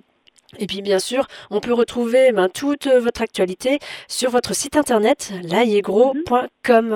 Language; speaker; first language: French; native; French